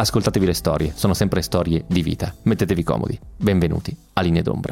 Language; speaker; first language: Italian; native; Italian